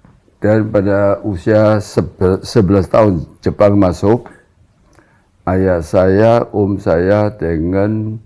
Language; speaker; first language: Indonesian; non-native, local second language; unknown